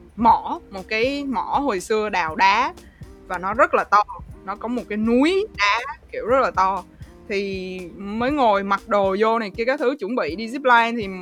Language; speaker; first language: Vietnamese; native; Vietnamese